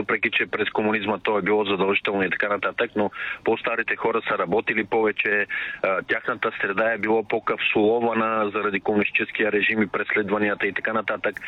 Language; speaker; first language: Bulgarian; non-native, local second language; Turkish